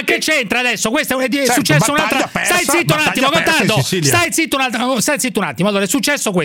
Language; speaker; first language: Italian; native; Italian